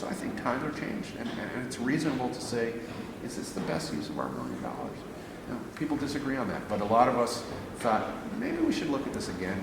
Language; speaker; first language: English; native; English